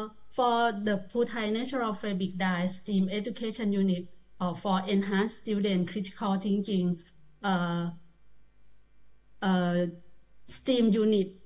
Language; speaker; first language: English; non-native, learner; Thai